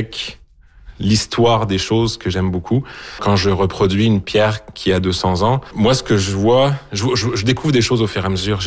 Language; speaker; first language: French; native; French